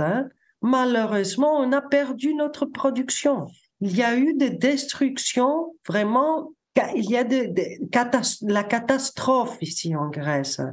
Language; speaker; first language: French; non-native, fluent; Greek